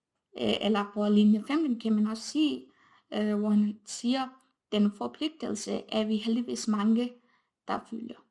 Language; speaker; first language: Danish; non-native, fluent; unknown